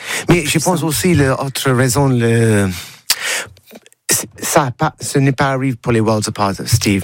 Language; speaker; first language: French; non-native, learner; English